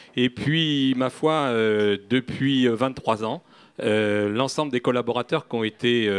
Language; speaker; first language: French; native; French